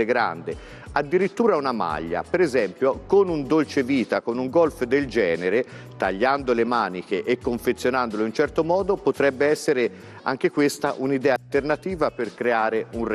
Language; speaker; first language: Italian; native; Italian